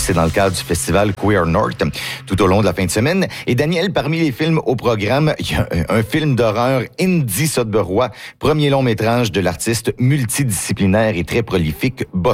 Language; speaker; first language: French; native; French